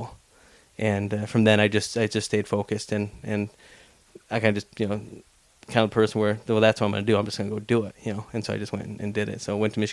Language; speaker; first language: English; native; English